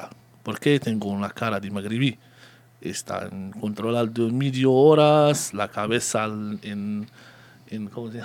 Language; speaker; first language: Spanish; non-native, learner; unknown